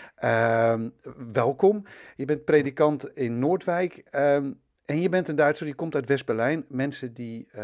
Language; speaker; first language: Dutch; native; Dutch